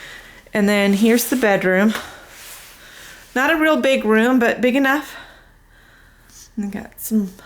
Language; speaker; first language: English; native; English